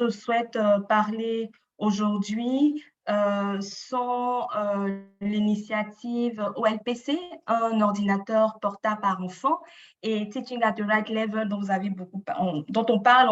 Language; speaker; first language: French; native; French